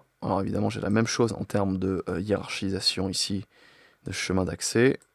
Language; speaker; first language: French; native; French